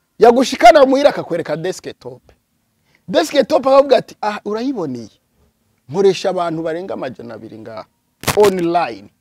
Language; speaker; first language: Rundi; early bilingual, heritage; Rundi